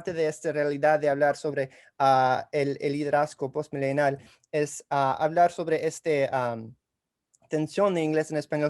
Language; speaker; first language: Spanish; early bilingual, heritage; English